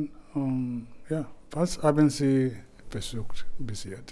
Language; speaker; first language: German; non-native, fluent; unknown